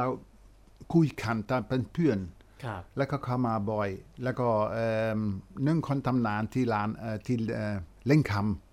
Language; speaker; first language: Thai; non-native, fluent; Dutch